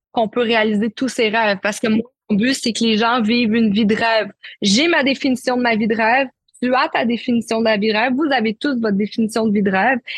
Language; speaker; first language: French; native; French